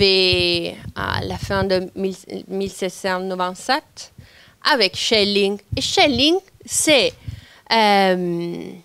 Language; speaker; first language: French; non-native, fluent; Italian